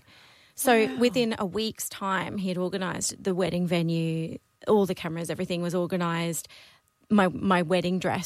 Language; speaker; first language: English; non-native, local second language; Dutch